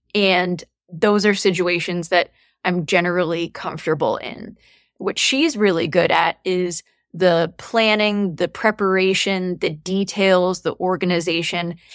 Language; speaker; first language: English; native; English